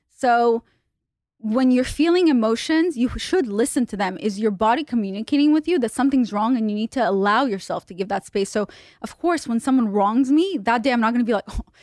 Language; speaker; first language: English; non-native, fluent; Hebrew